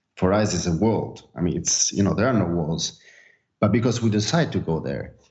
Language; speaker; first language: English; non-native, fluent; Italian